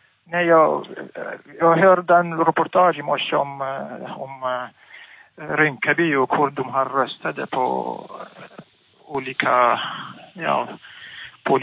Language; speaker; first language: Swedish; non-native, learner; Arabic